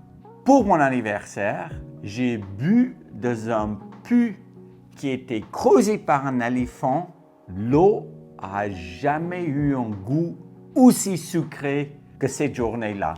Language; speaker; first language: French; non-native, fluent; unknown